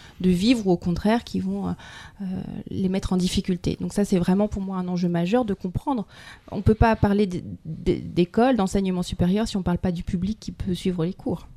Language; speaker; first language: French; native; French